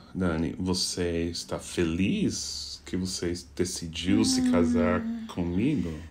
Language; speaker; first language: Portuguese; non-native, fluent; English